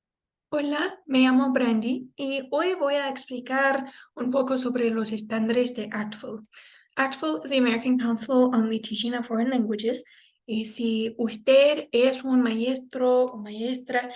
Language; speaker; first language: Spanish; non-native, fluent; English